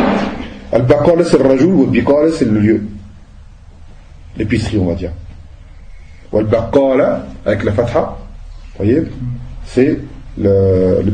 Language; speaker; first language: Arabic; non-native, fluent; French